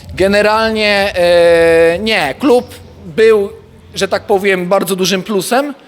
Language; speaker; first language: Polish; native; Polish